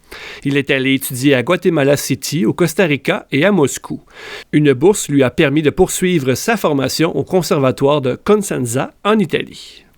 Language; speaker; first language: French; native; French